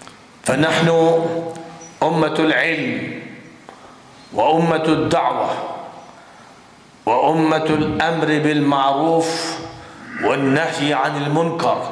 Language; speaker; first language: Arabic; non-native, fluent; Urdu